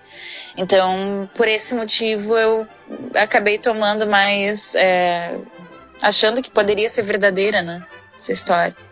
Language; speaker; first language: Portuguese; native; Portuguese